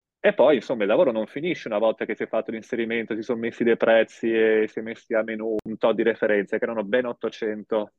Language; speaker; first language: Italian; native; Italian